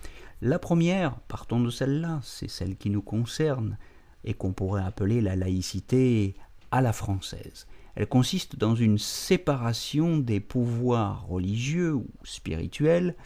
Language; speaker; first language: French; native; French